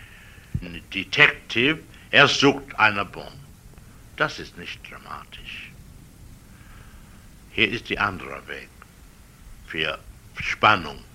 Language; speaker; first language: German; non-native, learner; English